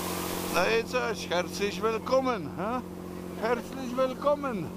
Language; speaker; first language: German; non-native, learner; Polish